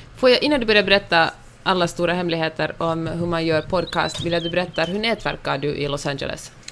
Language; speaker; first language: Swedish; native; Swedish